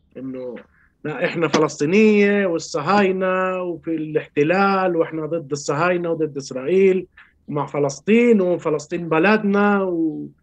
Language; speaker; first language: Arabic; early bilingual, heritage; Spanish